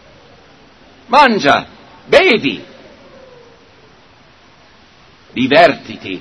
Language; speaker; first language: Italian; non-native, fluent; English